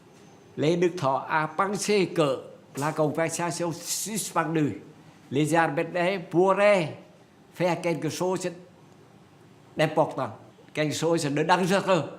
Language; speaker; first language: French; non-native, fluent; Vietnamese